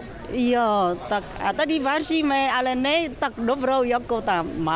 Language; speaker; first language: Czech; non-native, fluent; Vietnamese